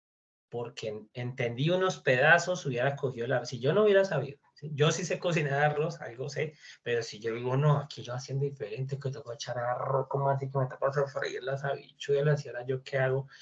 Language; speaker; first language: Spanish; native; Spanish